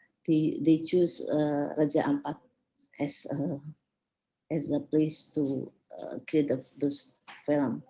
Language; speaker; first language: English; non-native, fluent; Indonesian